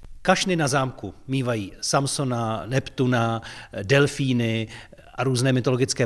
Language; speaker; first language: Czech; native; Czech